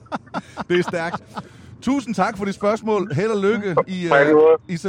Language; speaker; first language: Danish; native; Danish